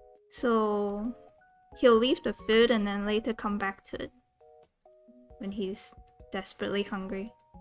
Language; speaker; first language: English; non-native, local second language; Cantonese